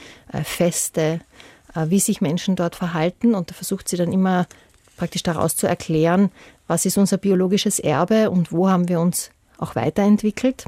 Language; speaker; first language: German; native; German